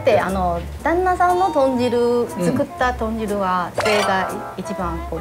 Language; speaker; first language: Japanese; non-native, learner; Chinese